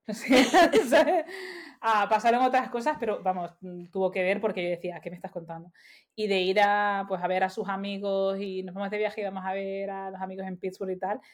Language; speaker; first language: Spanish; native; Spanish